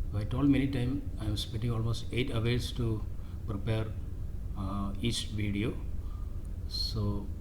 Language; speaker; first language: English; non-native, local second language; Malayalam